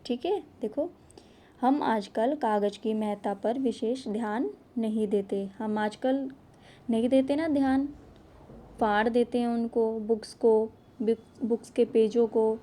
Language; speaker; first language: Hindi; native; Hindi